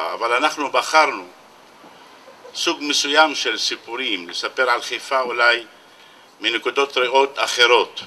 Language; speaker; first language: Hebrew; non-native, local second language; Arabic